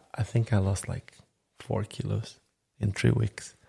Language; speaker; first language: English; non-native, fluent; Croatian